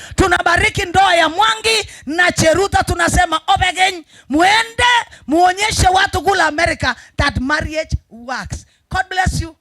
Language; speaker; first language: Swahili; non-native, local second language; Kalenjin